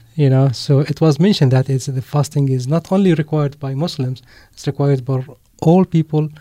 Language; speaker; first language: English; non-native, fluent; Arabic